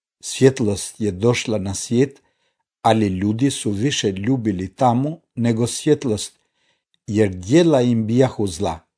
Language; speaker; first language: Croatian; non-native, fluent; Albanian